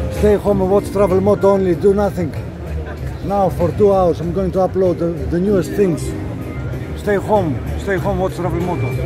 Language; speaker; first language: English; non-native, learner; Greek